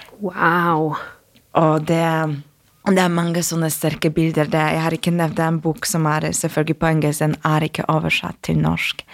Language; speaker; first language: Norwegian; non-native, fluent; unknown